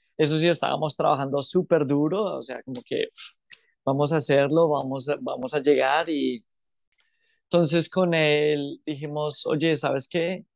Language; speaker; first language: Spanish; native; Spanish